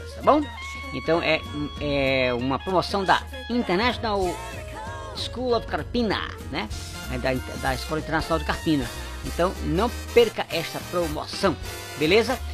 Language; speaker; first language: Portuguese; native; Portuguese